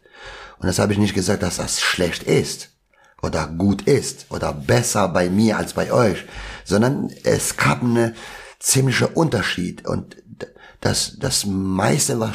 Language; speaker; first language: German; non-native, local second language; Albanian